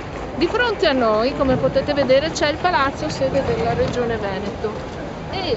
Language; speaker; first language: Italian; native; Italian